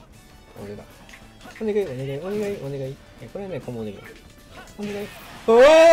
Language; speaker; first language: Japanese; native; Japanese